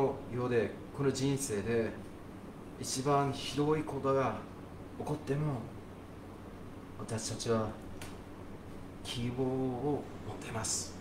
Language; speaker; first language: Japanese; non-native, fluent; English